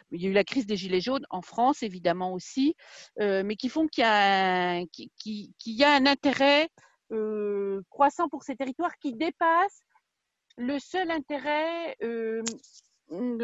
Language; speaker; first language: French; native; French